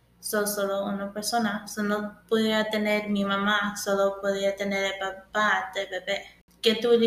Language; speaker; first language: Spanish; early bilingual, heritage; English